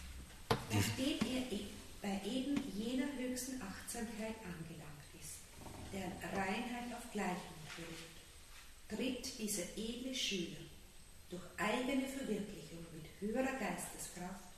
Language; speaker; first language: German; native; German